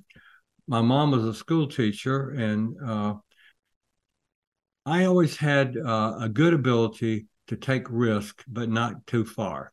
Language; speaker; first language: English; native; English